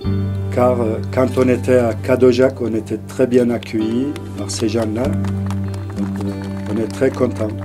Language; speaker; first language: French; non-native, fluent; Turkish